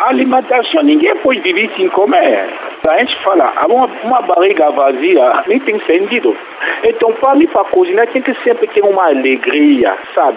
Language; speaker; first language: Portuguese; non-native, fluent; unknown